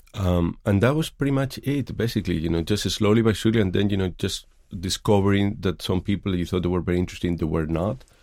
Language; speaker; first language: English; non-native, fluent; Spanish